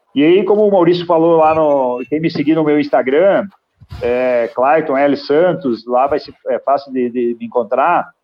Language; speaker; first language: Portuguese; native; Portuguese